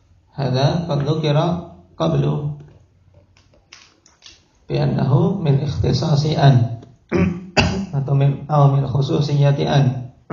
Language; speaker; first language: Arabic; non-native, fluent; Indonesian